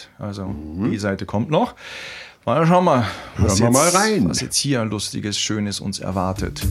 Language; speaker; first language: German; native; German